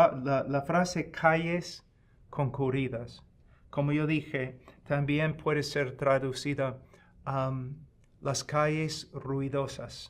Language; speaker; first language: Spanish; non-native, fluent; English